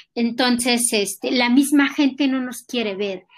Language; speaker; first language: Spanish; non-native, local second language; Nahuatl languages